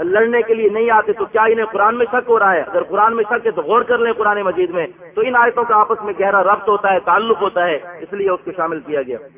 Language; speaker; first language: Urdu; non-native, local second language; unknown